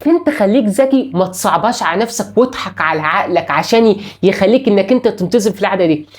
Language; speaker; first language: Arabic; native; Arabic